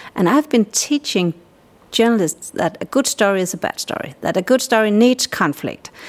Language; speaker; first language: English; non-native, fluent; Danish